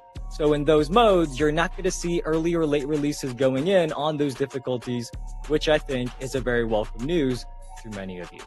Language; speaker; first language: English; native; English